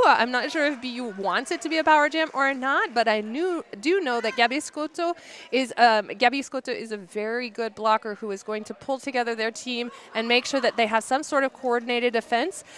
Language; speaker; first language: English; native; English